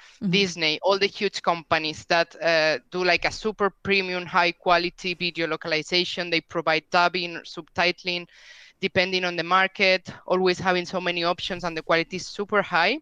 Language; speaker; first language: English; non-native, fluent; Spanish